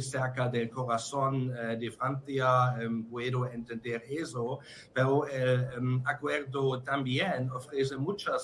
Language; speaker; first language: Spanish; non-native, fluent; German